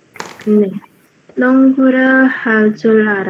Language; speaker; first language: Korean; non-native, learner; Indonesian